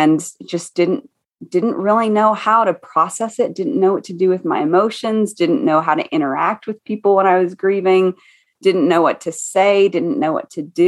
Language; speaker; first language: English; native; English